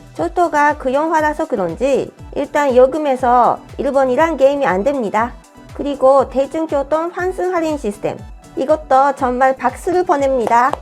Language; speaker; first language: Korean; non-native, fluent; Japanese